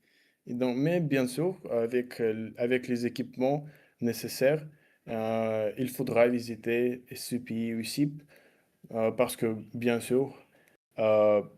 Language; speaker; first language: French; non-native, learner; Russian